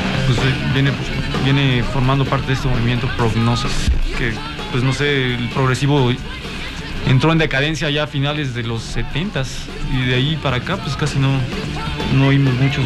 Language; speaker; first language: Spanish; native; Spanish